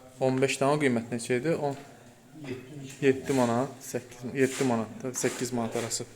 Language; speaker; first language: Azerbaijani; native; Azerbaijani